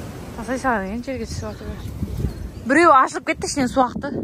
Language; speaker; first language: Kazakh; native; Kazakh